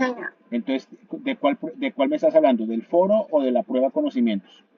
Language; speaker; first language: Spanish; native; Spanish